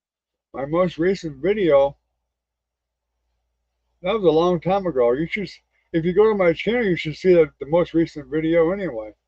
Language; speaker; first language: English; native; English